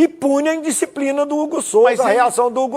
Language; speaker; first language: Portuguese; native; Portuguese